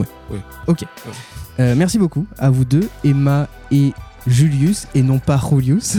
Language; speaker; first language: French; native; French